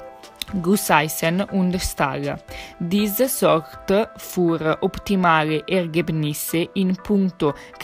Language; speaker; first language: German; non-native, learner; Italian